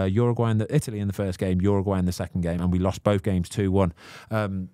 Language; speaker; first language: English; native; English